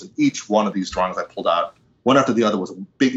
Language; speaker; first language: English; native; English